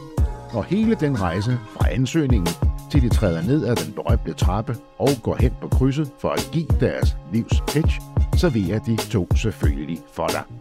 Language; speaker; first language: Danish; native; Danish